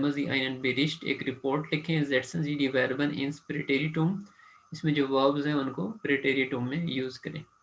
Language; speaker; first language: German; non-native, fluent; Urdu